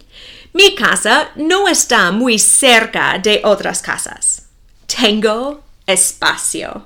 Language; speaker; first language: Spanish; non-native, fluent; English